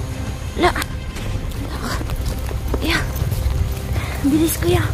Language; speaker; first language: Filipino; non-native, local second language; Cebuano